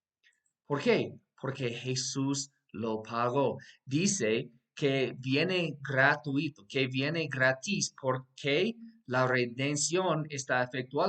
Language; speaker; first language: Spanish; non-native, fluent; English